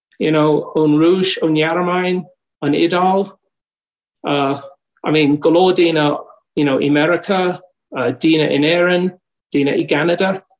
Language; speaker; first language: Irish; non-native, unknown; English